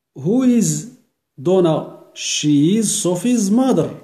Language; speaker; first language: English; non-native, learner; Arabic